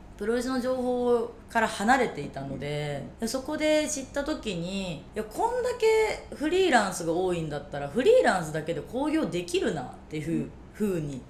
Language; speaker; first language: Japanese; native; Japanese